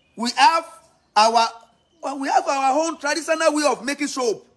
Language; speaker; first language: English; non-native, local second language; Yoruba